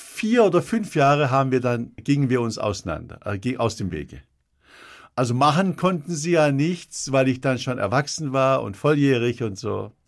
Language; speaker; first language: German; early bilingual, other home language; Turkish